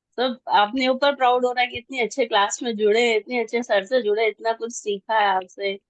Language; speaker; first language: Hindi; native; Hindi